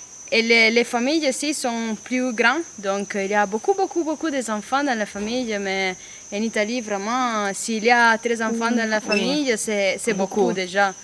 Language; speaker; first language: French; non-native, learner; Italian